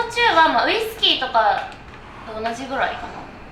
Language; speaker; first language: Japanese; native; Japanese